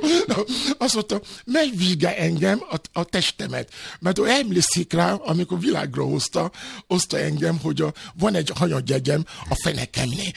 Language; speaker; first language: Hungarian; non-native, fluent; Yoruba